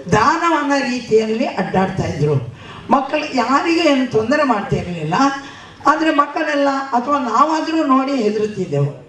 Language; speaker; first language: Kannada; non-native, local second language; Tulu